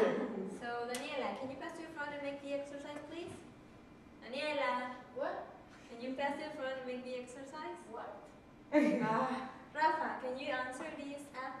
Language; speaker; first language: English; non-native, learner; Spanish